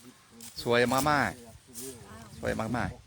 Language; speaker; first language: Thai; non-native, learner; French